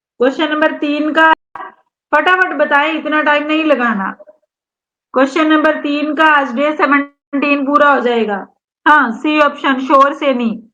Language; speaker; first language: Hindi; native; Hindi